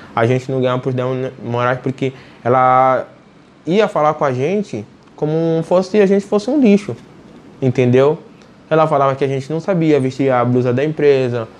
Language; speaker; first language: Portuguese; native; Portuguese